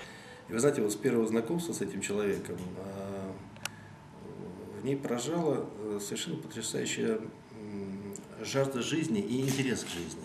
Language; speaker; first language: Russian; native; Russian